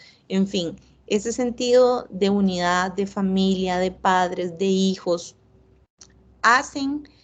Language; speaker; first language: Spanish; native; Spanish